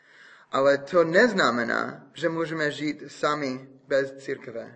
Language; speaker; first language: Czech; non-native, fluent; English